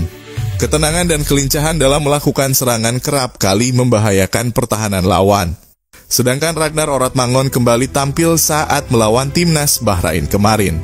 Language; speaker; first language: Indonesian; native; Indonesian